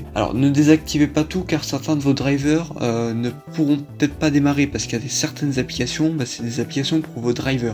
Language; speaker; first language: French; native; French